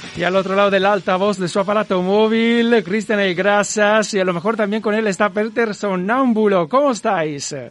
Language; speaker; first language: Spanish; native; Spanish